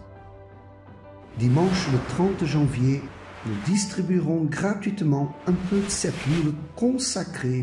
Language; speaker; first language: French; native; French